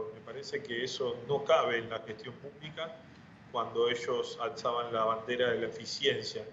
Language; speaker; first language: Spanish; native; Spanish